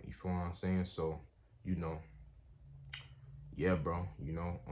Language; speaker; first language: English; native; English